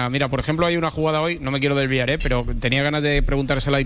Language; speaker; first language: Spanish; native; Spanish